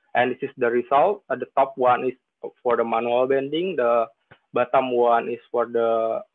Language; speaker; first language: English; non-native, fluent; Indonesian